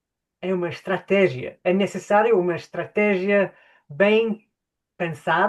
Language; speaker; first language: Portuguese; non-native, fluent; English